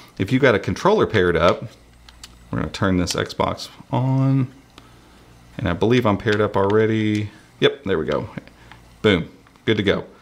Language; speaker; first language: English; native; English